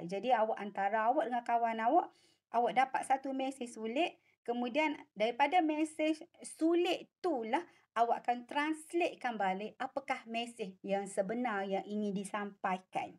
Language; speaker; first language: Malay; native; Malay